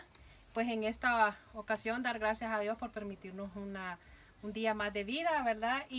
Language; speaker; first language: Spanish; native; Spanish